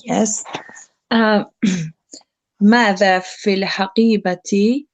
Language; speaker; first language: Arabic; non-native, learner; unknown